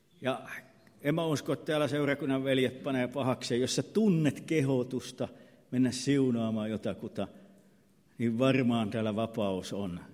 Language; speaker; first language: Finnish; native; Finnish